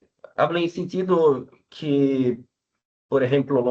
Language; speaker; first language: Spanish; non-native, learner; Portuguese